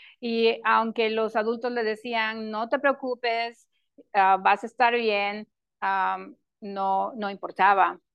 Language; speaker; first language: Spanish; non-native, local second language; English